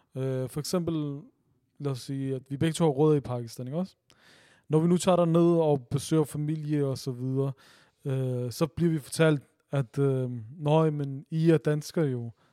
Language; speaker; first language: Danish; early bilingual, other home language; Urdu